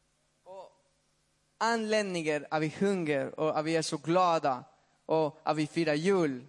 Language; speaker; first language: Swedish; non-native, fluent; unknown